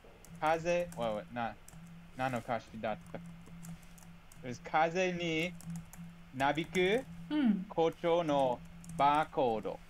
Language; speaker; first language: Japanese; non-native, learner; English